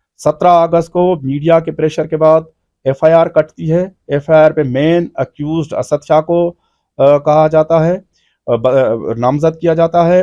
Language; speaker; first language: Urdu; non-native, local second language; Sindhi